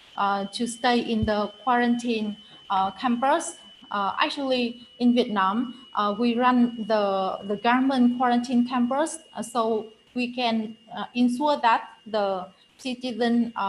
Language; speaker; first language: English; non-native, fluent; Vietnamese